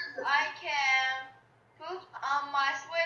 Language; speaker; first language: English; non-native, learner; Chinese